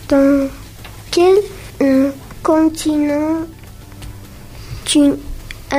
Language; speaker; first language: French; non-native, learner; Spanish